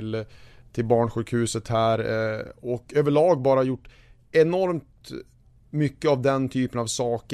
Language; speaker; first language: Swedish; native; Swedish